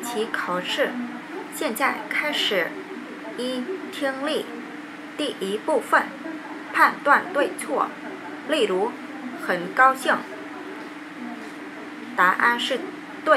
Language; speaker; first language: Chinese; non-native, learner; Vietnamese